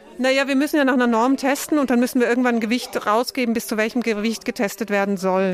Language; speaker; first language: German; native; German